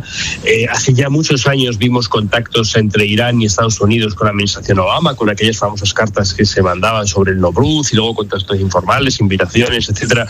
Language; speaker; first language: Spanish; native; Spanish